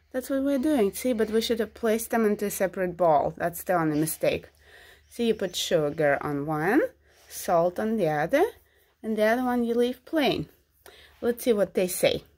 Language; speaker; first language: English; non-native, fluent; Russian